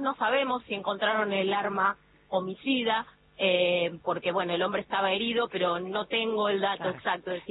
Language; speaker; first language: Spanish; native; Spanish